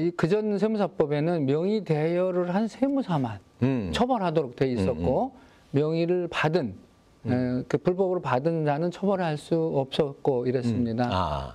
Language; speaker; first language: Korean; native; Korean